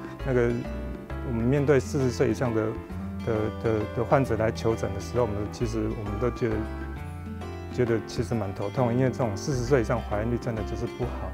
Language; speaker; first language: Chinese; native; Chinese